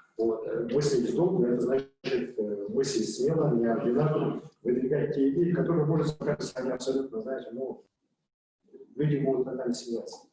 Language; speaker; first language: Russian; native; Russian